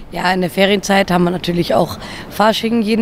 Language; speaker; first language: German; native; German